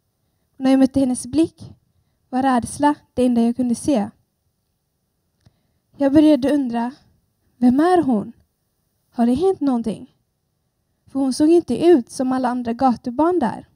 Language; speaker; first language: Swedish; early bilingual, other home language; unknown